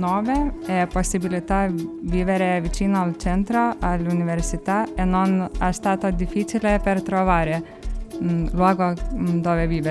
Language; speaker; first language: Italian; non-native, learner; Lithuanian